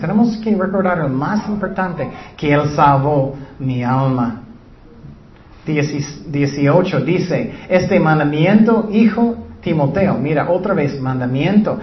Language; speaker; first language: Spanish; non-native, learner; English